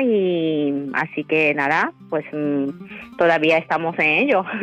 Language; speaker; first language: Spanish; non-native, fluent; Japanese